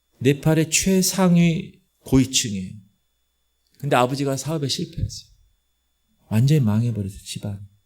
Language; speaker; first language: Korean; native; Korean